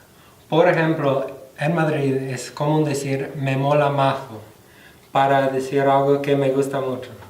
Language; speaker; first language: Spanish; non-native, fluent; English